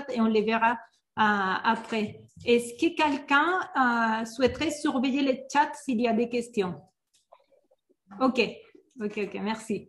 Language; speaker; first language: French; non-native, fluent; Spanish